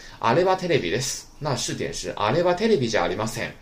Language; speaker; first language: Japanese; non-native, fluent; Chinese